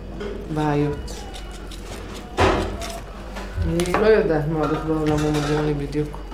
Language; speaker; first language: Hebrew; non-native, local second language; Yiddish